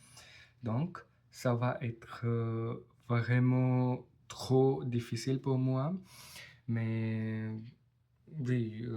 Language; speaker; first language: French; non-native, learner; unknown